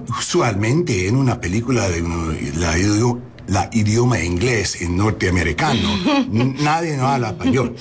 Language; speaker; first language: Spanish; non-native, learner; English